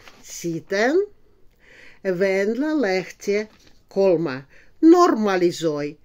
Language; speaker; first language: Finnish; non-native, fluent; Russian